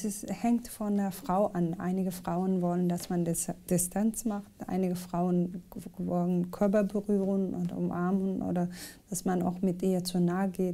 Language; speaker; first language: German; non-native, learner; Somali